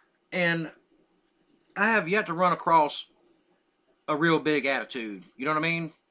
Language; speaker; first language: English; native; English